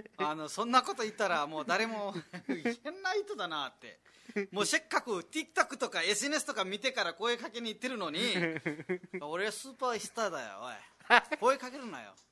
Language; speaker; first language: Japanese; non-native, fluent; Nepali